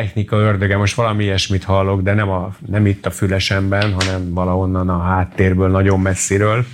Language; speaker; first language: Hungarian; native; Hungarian